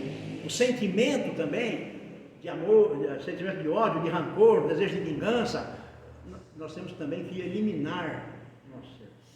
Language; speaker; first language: Portuguese; native; Portuguese